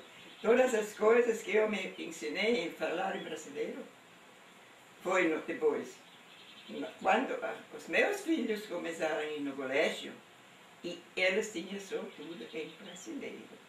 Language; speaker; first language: Portuguese; non-native, local second language; German